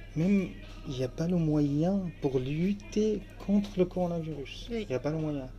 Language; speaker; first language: French; non-native, fluent; Arabic